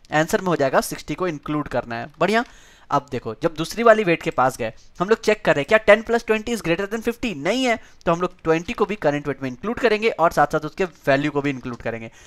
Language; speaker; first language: Hindi; native; Hindi